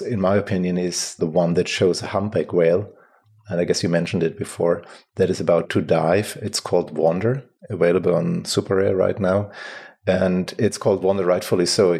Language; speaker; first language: English; non-native, fluent; German